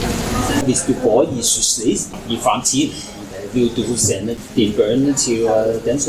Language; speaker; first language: Danish; non-native, learner; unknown